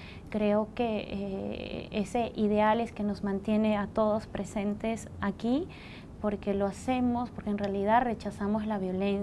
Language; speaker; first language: Spanish; native; Spanish